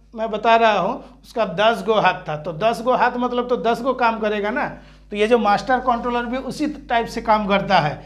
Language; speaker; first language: Hindi; native; Hindi